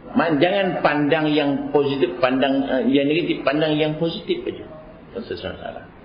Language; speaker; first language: Malay; native; Malay